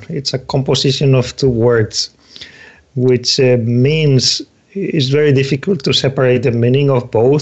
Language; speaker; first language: English; non-native, fluent; Spanish